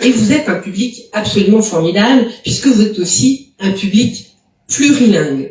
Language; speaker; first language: French; native; French